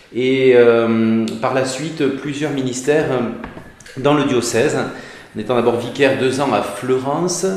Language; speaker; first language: French; native; French